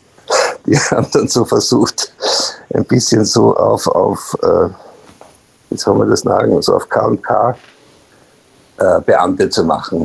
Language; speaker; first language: German; native; German